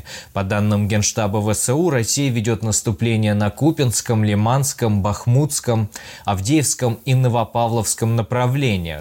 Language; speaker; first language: Russian; native; Russian